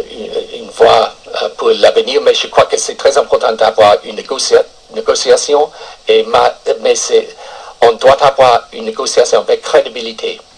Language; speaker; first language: French; non-native, fluent; English